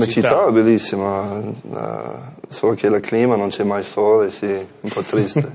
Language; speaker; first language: Italian; non-native, learner; English